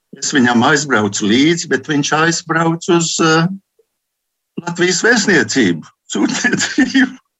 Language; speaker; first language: Latvian; early bilingual, heritage; Latvian